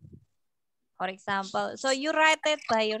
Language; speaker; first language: English; non-native, fluent; Indonesian